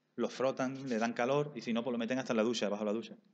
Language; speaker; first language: Spanish; native; Spanish